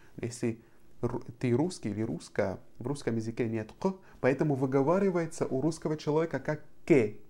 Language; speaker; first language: Russian; non-native, fluent; Arabic